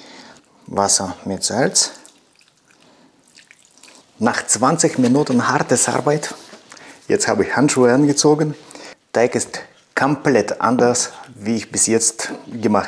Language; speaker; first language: German; non-native, fluent; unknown